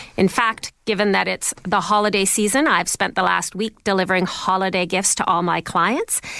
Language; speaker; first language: English; non-native, fluent; Icelandic